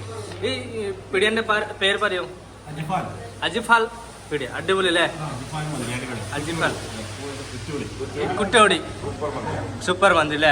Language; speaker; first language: Malayalam; non-native, learner; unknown